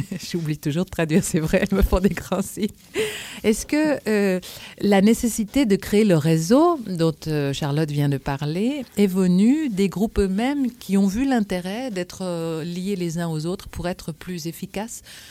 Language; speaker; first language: French; native; French